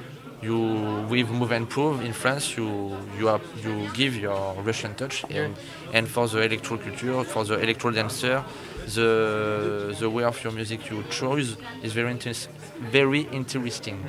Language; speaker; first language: English; non-native, learner; French